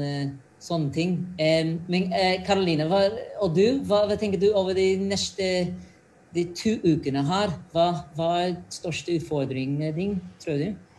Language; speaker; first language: Norwegian; non-native, fluent; English